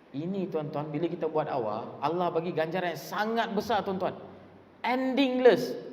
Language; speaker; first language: Malay; non-native, local second language; Tamil